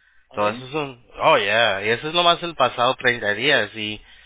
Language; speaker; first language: Spanish; early bilingual, heritage; Spanish